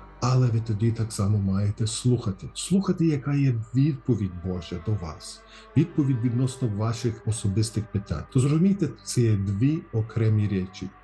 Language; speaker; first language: Ukrainian; early bilingual, heritage; Ukrainian